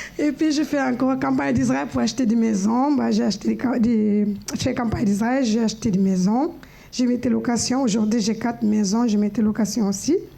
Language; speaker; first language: French; non-native, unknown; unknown